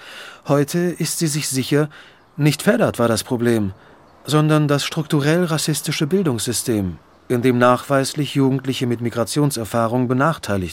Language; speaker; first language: German; native; German